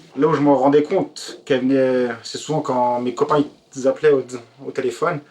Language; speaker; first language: French; native; French